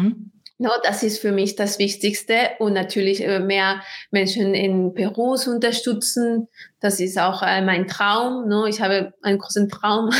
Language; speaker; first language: German; non-native, fluent; Spanish